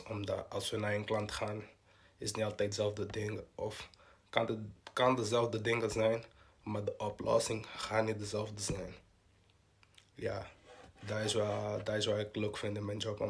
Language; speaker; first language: Dutch; non-native, local second language; Portuguese